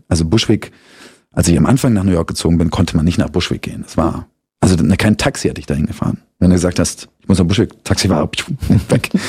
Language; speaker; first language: German; native; German